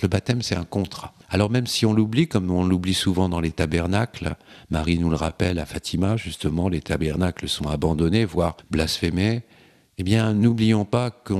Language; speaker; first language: French; native; French